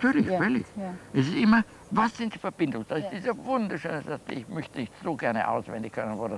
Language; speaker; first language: German; native; German